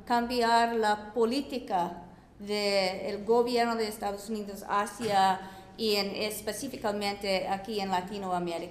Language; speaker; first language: Spanish; non-native, fluent; English